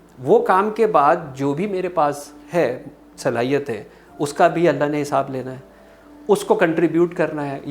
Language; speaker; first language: Urdu; native; Urdu